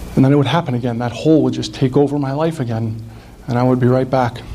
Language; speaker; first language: English; native; English